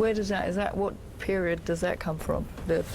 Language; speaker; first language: English; native; English